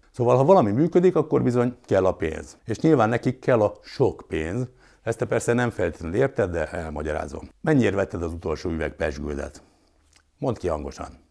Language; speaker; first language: Hungarian; native; Hungarian